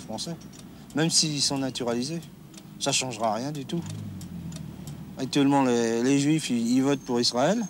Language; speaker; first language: French; native; French